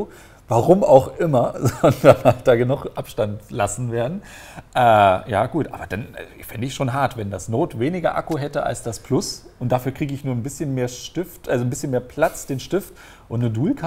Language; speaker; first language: German; native; German